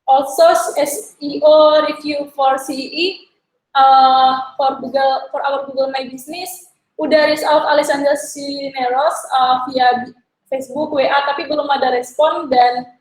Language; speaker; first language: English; non-native, learner; Indonesian